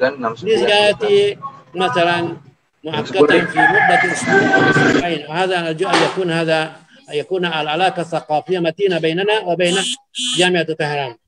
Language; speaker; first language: Arabic; non-native, fluent; Indonesian